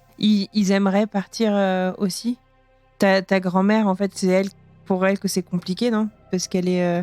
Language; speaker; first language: French; native; French